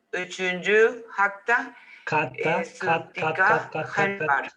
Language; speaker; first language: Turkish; non-native, learner; Spanish